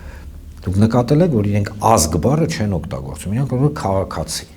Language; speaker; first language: Armenian; native; Armenian